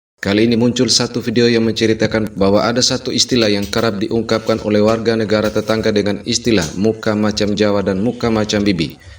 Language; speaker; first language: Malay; native; Malay